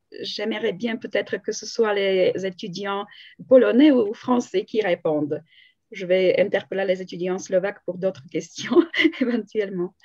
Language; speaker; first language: French; non-native, fluent; Slovak